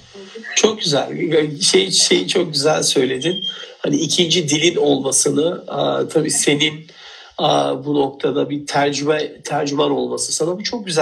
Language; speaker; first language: Turkish; native; Turkish